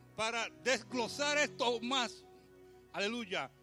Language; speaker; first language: Spanish; early bilingual, heritage; Spanish